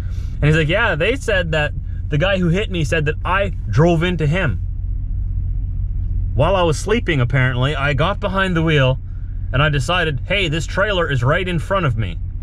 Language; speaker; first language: English; native; English